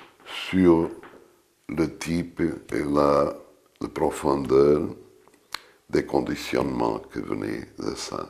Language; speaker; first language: French; non-native, fluent; Portuguese